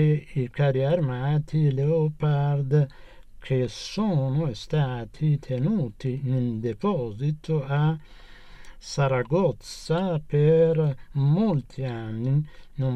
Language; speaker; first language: Italian; non-native, fluent; Persian